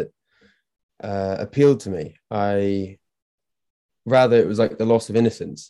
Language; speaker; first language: English; native; English